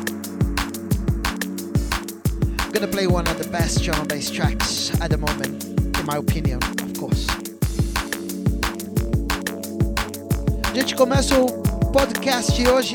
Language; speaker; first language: English; non-native, fluent; Portuguese